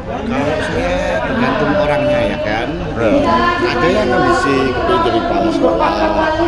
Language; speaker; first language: Indonesian; native; Indonesian